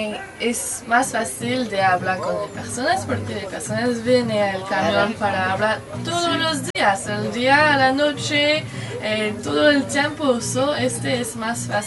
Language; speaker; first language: Spanish; non-native, learner; French